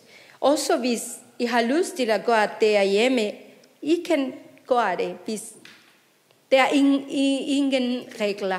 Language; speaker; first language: Danish; non-native, fluent; Spanish